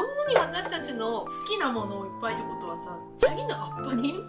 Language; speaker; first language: Japanese; native; Japanese